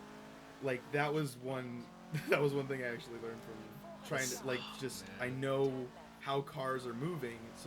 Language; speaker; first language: English; native; English